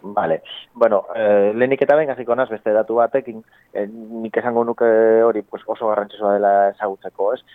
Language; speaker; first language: Basque; non-native, fluent; Galician